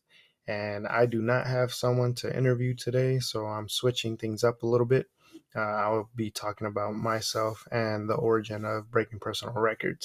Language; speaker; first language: English; early bilingual, other home language; Spanish